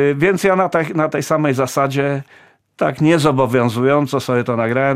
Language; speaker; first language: Polish; native; Polish